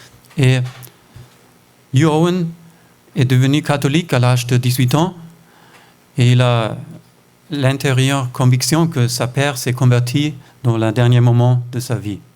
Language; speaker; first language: French; non-native, fluent; German